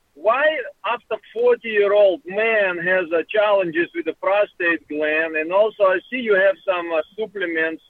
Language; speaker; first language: English; non-native, learner; Russian